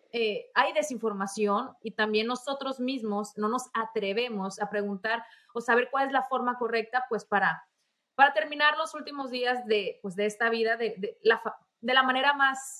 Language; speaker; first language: Spanish; native; Spanish